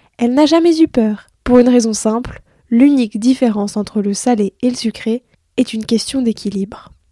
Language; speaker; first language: French; native; French